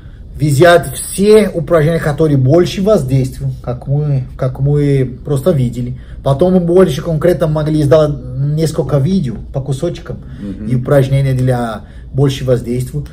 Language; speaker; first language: Russian; non-native, learner; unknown